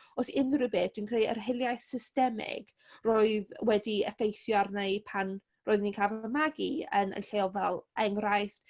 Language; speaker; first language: Welsh; native; Welsh